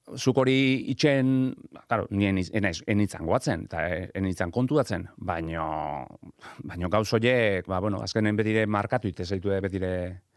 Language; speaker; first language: Basque; native; Basque